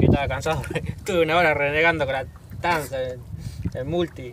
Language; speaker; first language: Spanish; native; Spanish